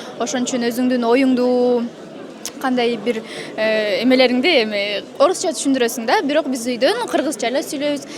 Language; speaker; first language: Kyrgyz; native; Kyrgyz